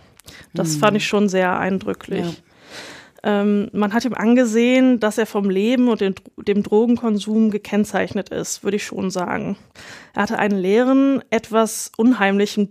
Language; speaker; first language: German; native; German